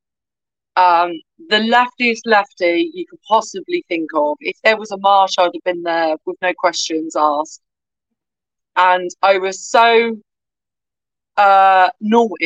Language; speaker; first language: English; native; English